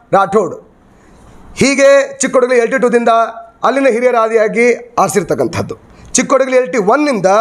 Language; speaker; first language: Kannada; non-native, local second language; Lambadi